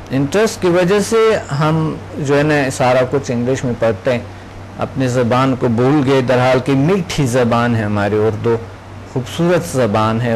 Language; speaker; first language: Urdu; non-native, local second language; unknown